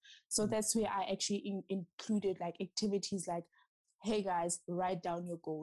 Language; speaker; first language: English; non-native, local second language; Southern Sotho